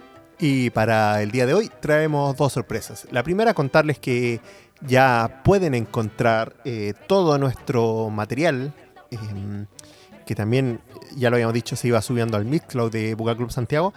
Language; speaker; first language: Spanish; native; Spanish